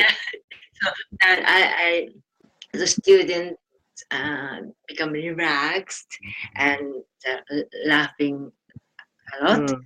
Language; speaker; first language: English; non-native, learner; Japanese